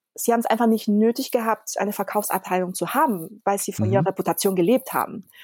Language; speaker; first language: German; early bilingual, other home language; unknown